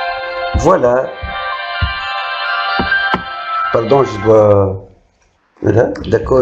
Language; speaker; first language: French; non-native, local second language; Arabic